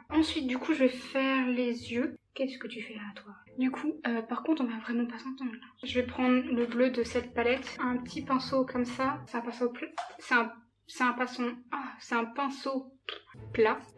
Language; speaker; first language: French; native; French